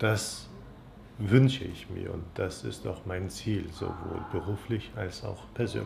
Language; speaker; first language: German; non-native, fluent; Turkish